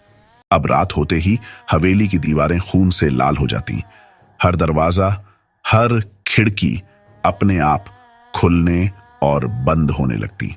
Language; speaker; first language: Hindi; native; Hindi